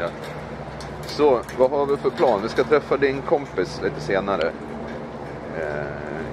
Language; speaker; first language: Swedish; native; Swedish